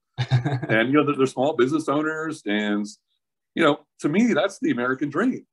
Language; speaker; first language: English; native; English